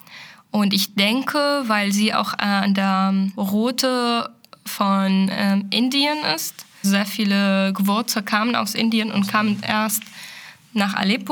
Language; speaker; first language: German; non-native, fluent; Arabic